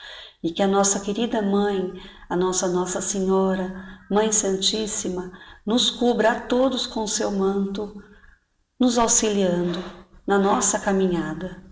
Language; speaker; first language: Portuguese; native; Portuguese